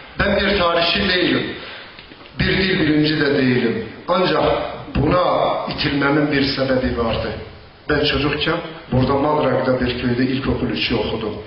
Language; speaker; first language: Turkish; non-native, local second language; Zaza